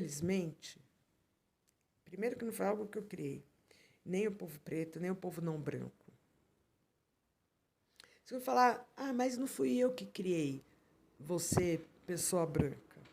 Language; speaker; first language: Portuguese; native; Portuguese